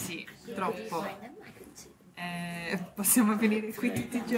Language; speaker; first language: Italian; non-native, fluent; English